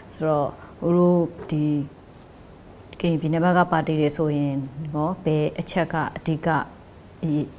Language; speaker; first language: Burmese; native; Burmese